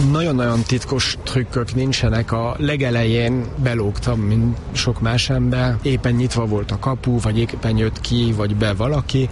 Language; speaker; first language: Hungarian; early bilingual, heritage; Hungarian